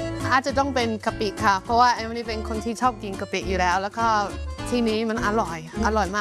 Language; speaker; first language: Thai; non-native, fluent; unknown